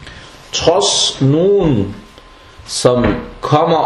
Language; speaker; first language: Danish; non-native, fluent; Arabic